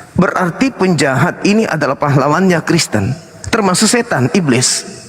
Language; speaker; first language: Indonesian; native; Indonesian